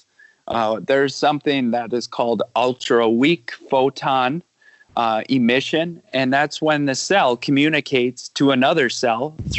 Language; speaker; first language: English; native; English